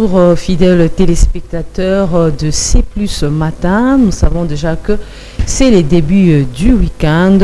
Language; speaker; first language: French; non-native, local second language; Lingala